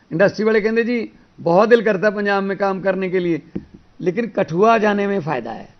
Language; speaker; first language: Hindi; non-native, local second language; Punjabi